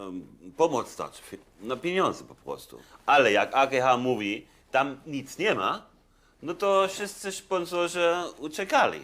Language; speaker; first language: Polish; non-native, learner; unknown